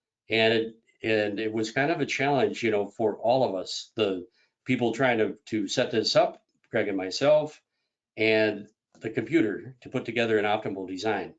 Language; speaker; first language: English; native; English